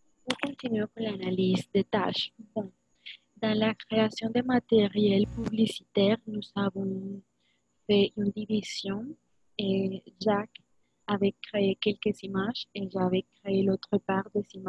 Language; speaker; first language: French; non-native, learner; Spanish